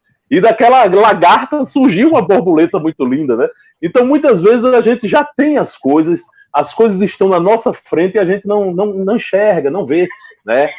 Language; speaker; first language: Portuguese; native; Portuguese